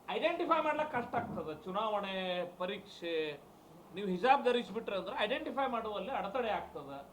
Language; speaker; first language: Kannada; native; Kannada